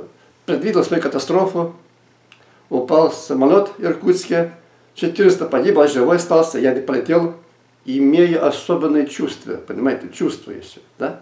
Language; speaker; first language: Russian; non-native, local second language; Lithuanian